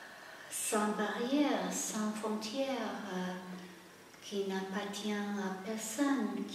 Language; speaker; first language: French; non-native, fluent; English